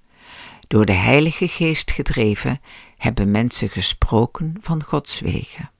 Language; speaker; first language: Dutch; native; Dutch